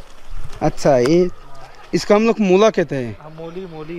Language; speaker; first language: Hindi; non-native, learner; Bangla